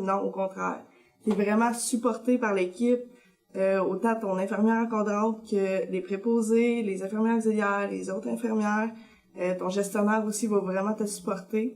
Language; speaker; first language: French; native; French